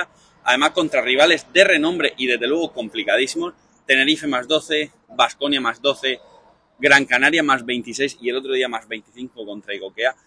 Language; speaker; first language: Spanish; native; Spanish